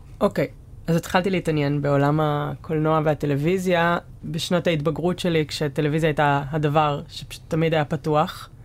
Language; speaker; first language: Hebrew; native; Hebrew